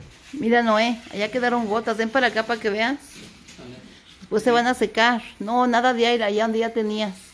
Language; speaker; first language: Spanish; native; Spanish